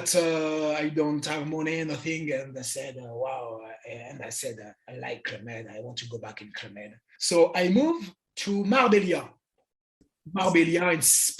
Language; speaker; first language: English; non-native, learner; French